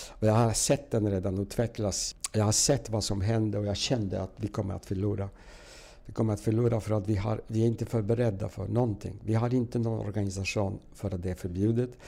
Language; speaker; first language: Swedish; non-native, fluent; Polish